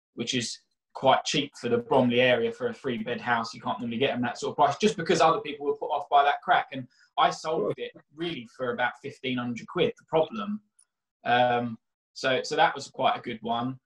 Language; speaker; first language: English; native; English